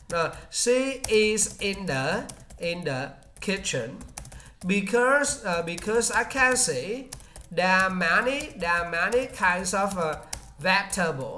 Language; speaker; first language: English; non-native, learner; Vietnamese